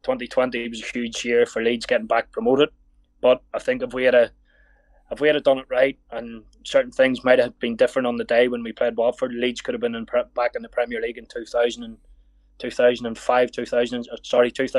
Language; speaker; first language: English; native; English